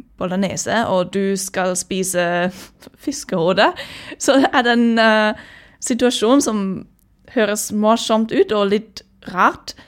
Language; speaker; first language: Norwegian; non-native, fluent; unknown